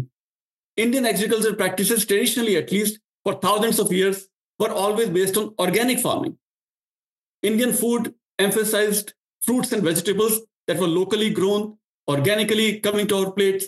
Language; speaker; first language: English; non-native, local second language; Marwari